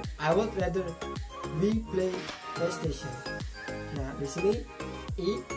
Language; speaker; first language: English; non-native, fluent; Indonesian